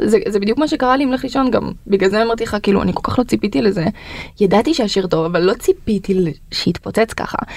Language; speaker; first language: Hebrew; early bilingual, other home language; Russian